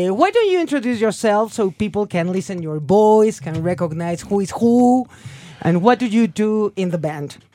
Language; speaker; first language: English; non-native, fluent; Spanish